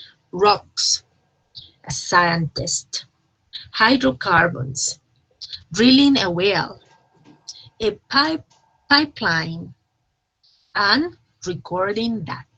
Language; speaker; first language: English; non-native, fluent; Spanish